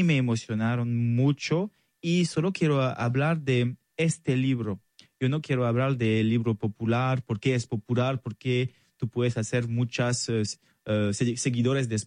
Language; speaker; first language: Spanish; non-native, learner; French